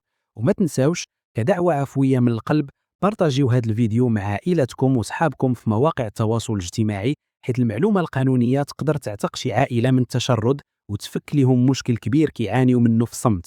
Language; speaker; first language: Arabic; native; Arabic